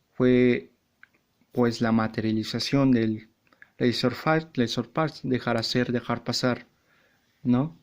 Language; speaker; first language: Spanish; native; Spanish